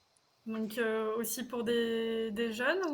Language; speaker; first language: French; native; French